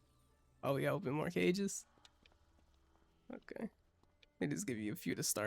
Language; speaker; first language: English; native; English